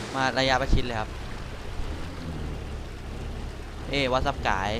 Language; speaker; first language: Thai; native; Thai